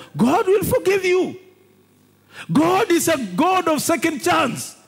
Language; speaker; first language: English; non-native, local second language; Swahili